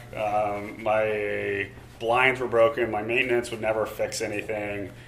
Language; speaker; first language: English; native; English